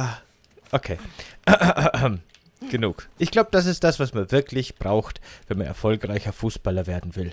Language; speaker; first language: German; native; German